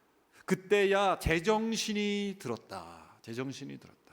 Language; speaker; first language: Korean; native; Korean